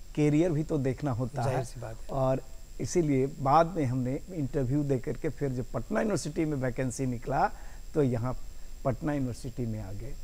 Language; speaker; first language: Hindi; native; Hindi